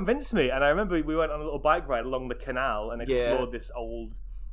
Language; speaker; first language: English; native; English